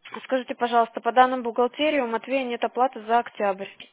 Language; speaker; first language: Russian; native; Russian